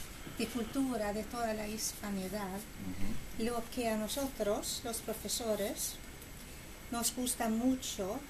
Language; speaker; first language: Spanish; non-native, fluent; Swedish